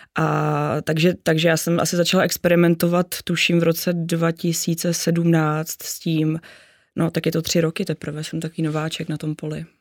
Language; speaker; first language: Czech; native; Czech